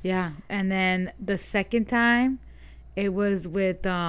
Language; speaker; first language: English; early bilingual, other home language; Spanish